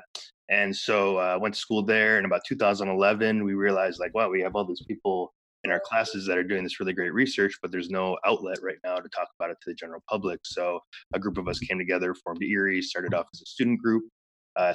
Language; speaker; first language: English; native; English